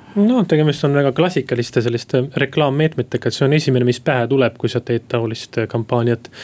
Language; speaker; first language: Estonian; non-native, local second language; Russian